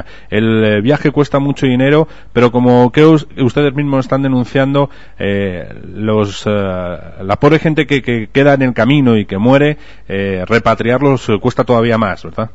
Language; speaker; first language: Spanish; native; Spanish